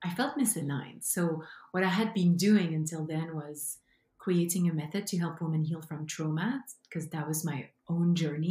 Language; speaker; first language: English; non-native, fluent; French